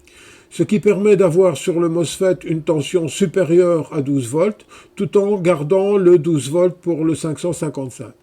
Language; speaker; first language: French; native; French